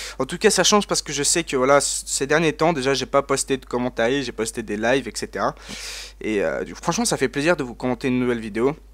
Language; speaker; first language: French; native; French